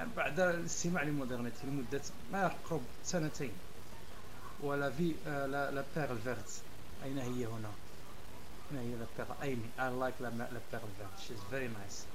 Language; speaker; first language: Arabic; non-native, local second language; Berber languages